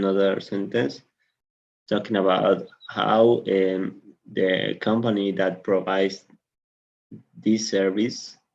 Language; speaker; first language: English; non-native, learner; Spanish